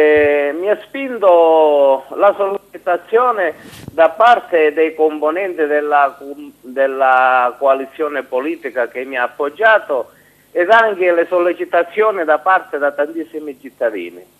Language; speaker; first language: Italian; native; Italian